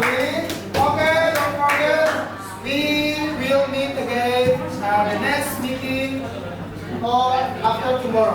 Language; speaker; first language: English; non-native, learner; Indonesian